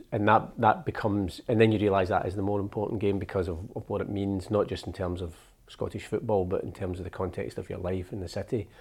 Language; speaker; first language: English; native; English